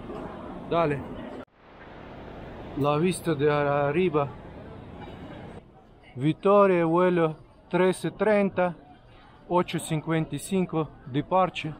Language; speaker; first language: Spanish; non-native, fluent; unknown